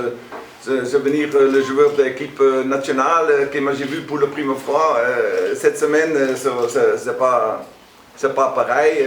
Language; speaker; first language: French; non-native, learner; Dutch